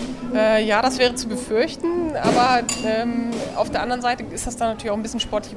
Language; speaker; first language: German; native; German